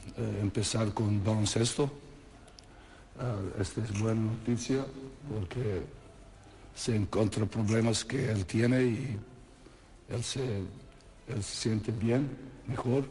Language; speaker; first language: Spanish; non-native, fluent; Serbian